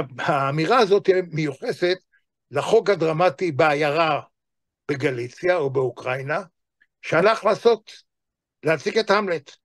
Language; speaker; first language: Hebrew; native; Hebrew